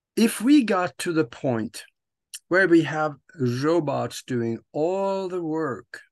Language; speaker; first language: English; non-native, fluent; Norwegian